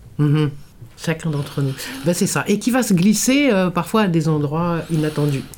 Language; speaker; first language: French; native; French